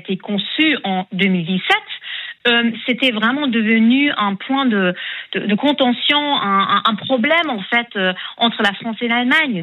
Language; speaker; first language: French; non-native, fluent; German